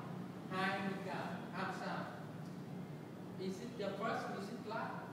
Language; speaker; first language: English; non-native, learner; Vietnamese